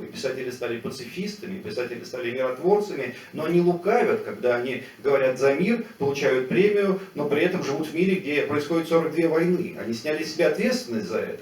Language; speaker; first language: Russian; native; Russian